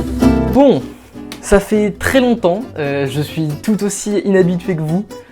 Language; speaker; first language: French; native; French